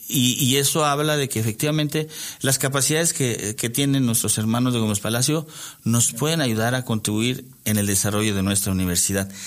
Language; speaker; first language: Spanish; native; Spanish